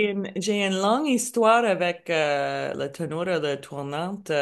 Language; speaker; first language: French; non-native, learner; English